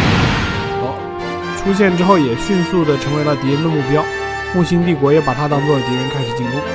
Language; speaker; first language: Chinese; native; Chinese